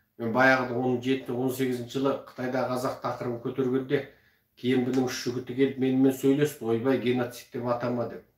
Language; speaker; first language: Kazakh; early bilingual, heritage; Kazakh